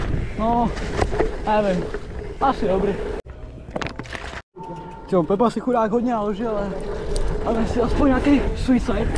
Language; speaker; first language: Czech; native; Czech